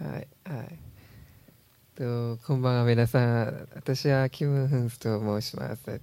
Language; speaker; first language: Japanese; non-native, learner; Korean